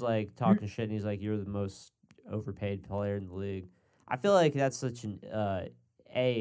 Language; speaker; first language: English; native; English